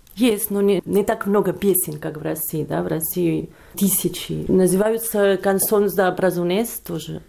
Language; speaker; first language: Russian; non-native, fluent; Catalan